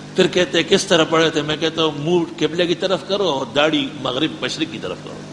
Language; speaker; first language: Urdu; non-native, local second language; Pashto